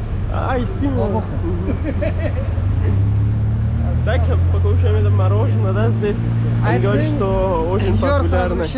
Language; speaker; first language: Russian; non-native, learner; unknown